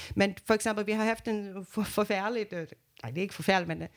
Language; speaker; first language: Danish; non-native, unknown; Portuguese